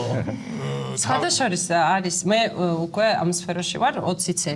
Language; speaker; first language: Georgian; non-native, fluent; Russian